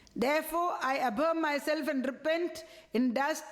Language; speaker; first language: English; non-native, local second language; Tamil